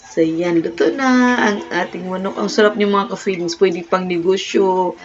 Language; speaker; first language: Filipino; non-native, local second language; Cebuano